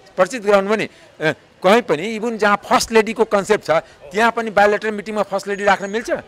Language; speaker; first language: Nepali; non-native, local second language; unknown